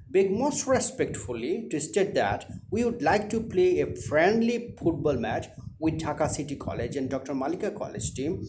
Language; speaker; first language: English; non-native, local second language; Bangla